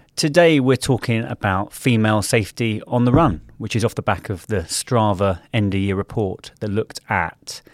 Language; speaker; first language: English; native; English